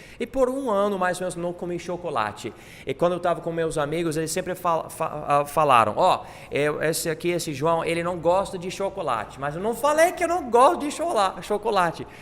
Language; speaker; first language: Portuguese; non-native, fluent; English